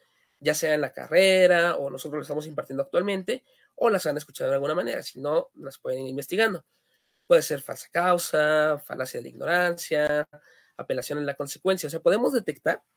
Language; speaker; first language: Spanish; native; Spanish